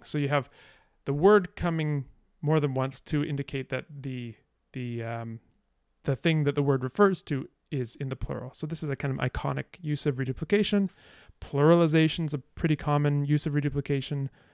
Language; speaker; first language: English; native; English